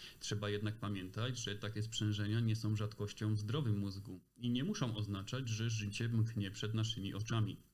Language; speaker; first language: Polish; native; Polish